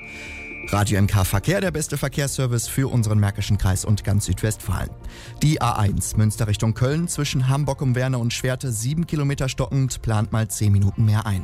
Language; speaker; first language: German; native; German